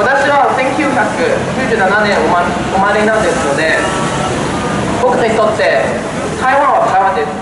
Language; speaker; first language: Japanese; non-native, learner; Chinese